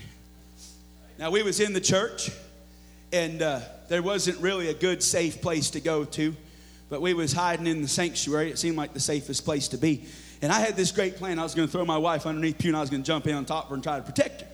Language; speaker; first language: English; native; English